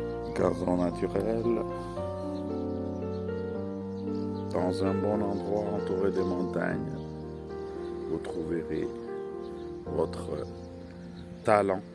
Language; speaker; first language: French; non-native, fluent; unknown